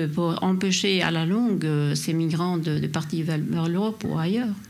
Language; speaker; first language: French; non-native, fluent; Swedish